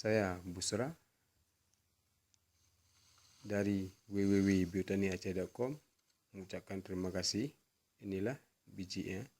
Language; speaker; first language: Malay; non-native, local second language; Achinese